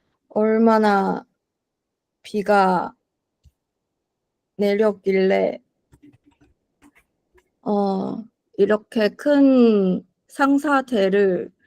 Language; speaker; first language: Korean; non-native, learner; Chinese